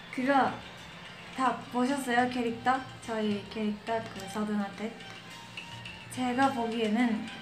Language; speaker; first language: Korean; non-native, fluent; Japanese